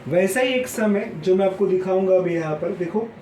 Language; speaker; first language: Hindi; non-native, local second language; Marathi